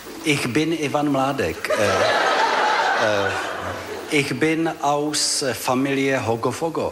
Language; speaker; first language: German; non-native, learner; Czech